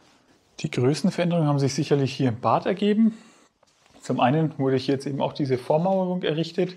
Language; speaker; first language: German; native; German